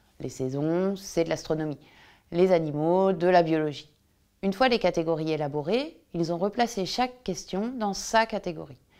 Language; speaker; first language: French; native; French